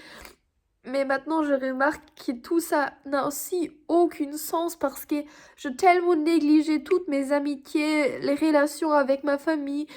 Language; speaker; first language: French; non-native, fluent; German